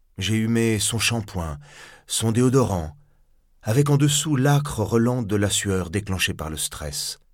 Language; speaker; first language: French; native; French